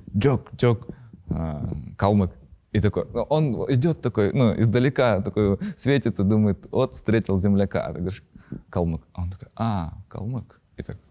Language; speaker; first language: Russian; native; Russian